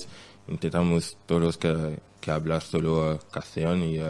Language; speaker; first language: Spanish; non-native, learner; French